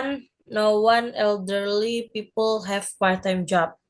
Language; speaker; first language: English; non-native, learner; Indonesian